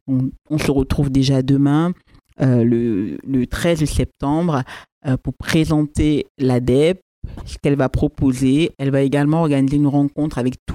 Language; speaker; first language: French; native; French